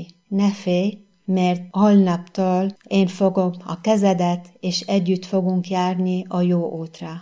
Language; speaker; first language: Hungarian; non-native, fluent; Arabic